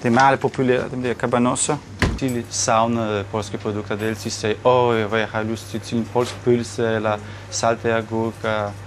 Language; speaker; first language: Danish; non-native, fluent; Polish